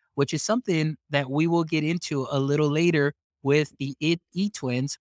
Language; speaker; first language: English; early bilingual, other home language; Spanish